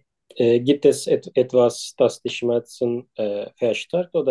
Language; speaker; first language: German; non-native, learner; Turkish